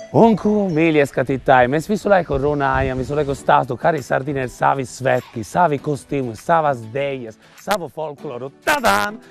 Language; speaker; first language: Latvian; non-native, fluent; Italian